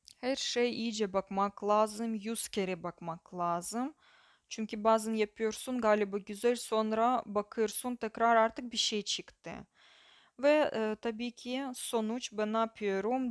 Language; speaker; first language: Turkish; non-native, learner; Russian